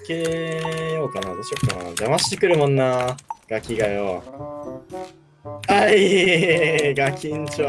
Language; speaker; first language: Japanese; native; Japanese